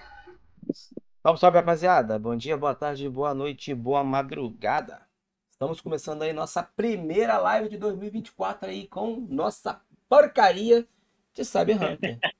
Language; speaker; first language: Portuguese; native; Portuguese